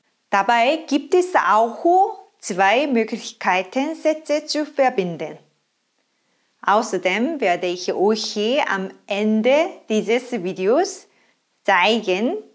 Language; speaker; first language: German; non-native, fluent; Korean